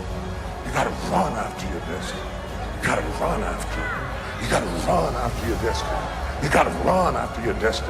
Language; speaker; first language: English; native; English